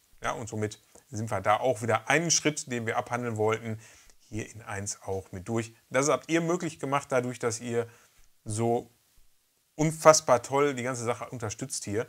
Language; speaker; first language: German; native; German